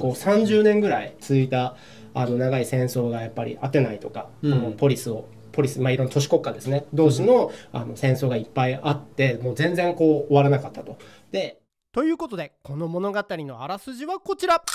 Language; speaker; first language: Japanese; native; Japanese